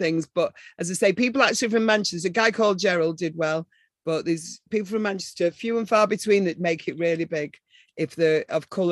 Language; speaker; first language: English; native; English